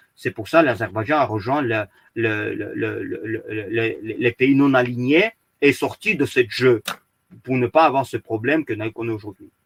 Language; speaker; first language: French; early bilingual, other home language; Azerbaijani